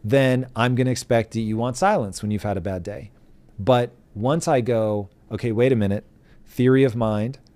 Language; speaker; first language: English; native; English